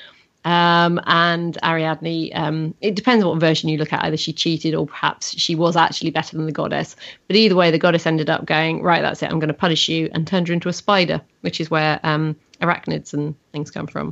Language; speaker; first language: English; native; English